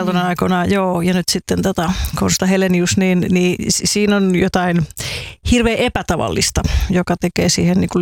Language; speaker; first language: Finnish; native; Finnish